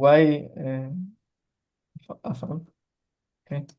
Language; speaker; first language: English; non-native, learner; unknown